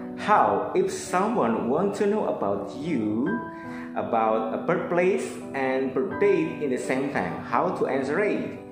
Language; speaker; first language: English; non-native, fluent; Indonesian